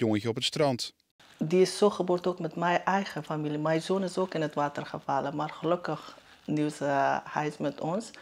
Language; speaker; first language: Dutch; non-native, learner; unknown